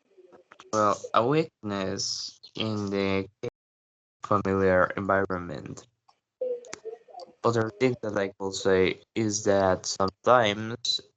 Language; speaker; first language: English; non-native, learner; Spanish